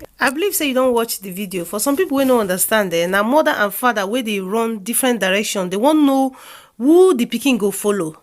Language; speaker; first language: Nigerian Pidgin; non-native, local second language; Igbo